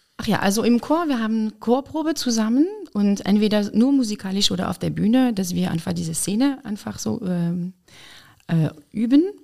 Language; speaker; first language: German; non-native, fluent; French